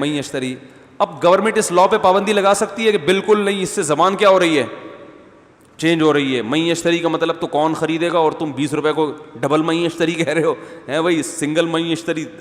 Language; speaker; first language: Urdu; native; Urdu